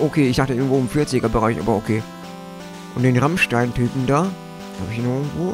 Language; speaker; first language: German; native; German